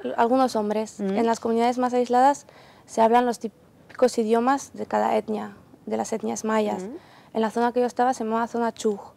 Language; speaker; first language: Spanish; non-native, fluent; Ukrainian